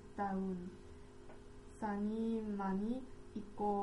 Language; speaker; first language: Korean; non-native, learner; English